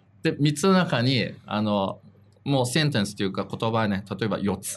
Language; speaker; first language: Japanese; non-native, fluent; Chinese